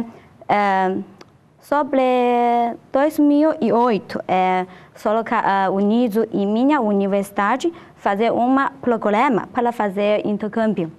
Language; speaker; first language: Portuguese; non-native, learner; Chinese